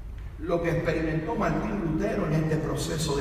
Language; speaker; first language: Spanish; native; Spanish